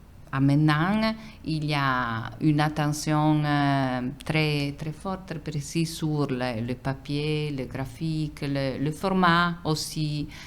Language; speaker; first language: French; non-native, fluent; Italian